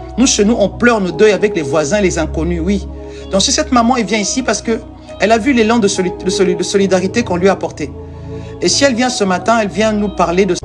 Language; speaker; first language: French; non-native, local second language; Lingala